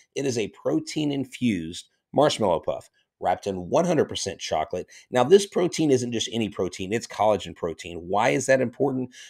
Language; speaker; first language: English; native; English